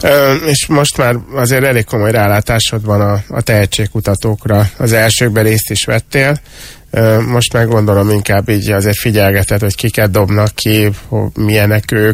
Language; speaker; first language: Hungarian; native; Hungarian